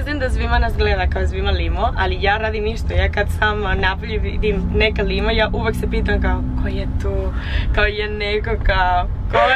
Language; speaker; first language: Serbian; early bilingual, heritage; Serbian